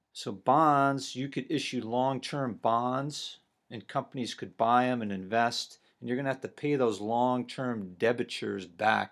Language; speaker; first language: English; native; English